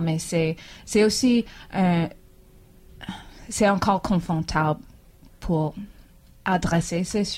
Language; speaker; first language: French; non-native, fluent; English